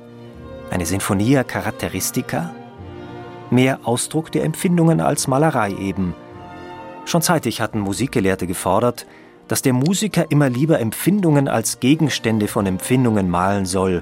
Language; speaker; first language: German; native; German